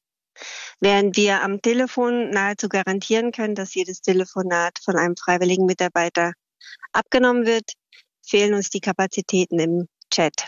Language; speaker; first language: German; native; German